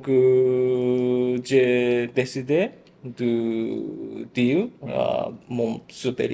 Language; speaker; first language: French; non-native, learner; Japanese